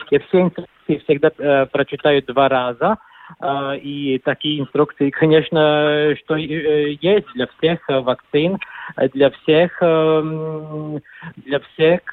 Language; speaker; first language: Russian; non-native, local second language; Latvian